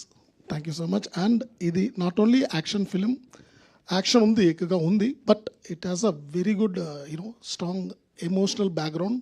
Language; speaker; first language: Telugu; non-native, learner; Tamil